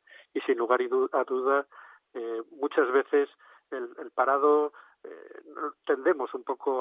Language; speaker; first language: Spanish; native; Spanish